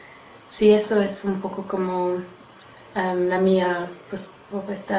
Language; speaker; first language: Spanish; non-native, learner; English